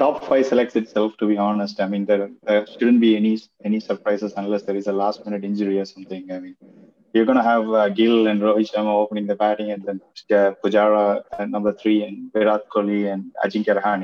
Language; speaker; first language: English; non-native, local second language; Tamil